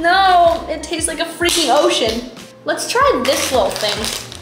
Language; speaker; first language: English; native; English